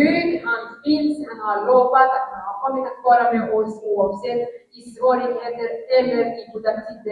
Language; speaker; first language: Swedish; non-native, fluent; Kinyarwanda